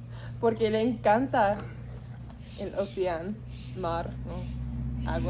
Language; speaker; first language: Spanish; non-native, learner; English